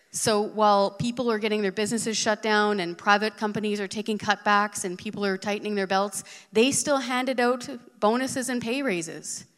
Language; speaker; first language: English; native; English